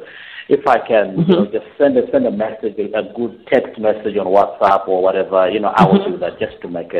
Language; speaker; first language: English; non-native, local second language; Shona